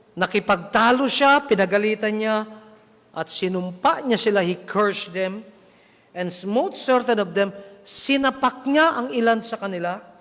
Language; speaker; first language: Filipino; non-native, local second language; Cebuano